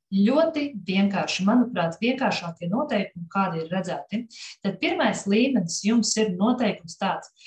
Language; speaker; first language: Latvian; non-native, local second language; Russian